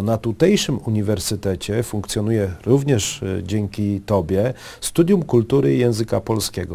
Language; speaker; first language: Polish; native; Polish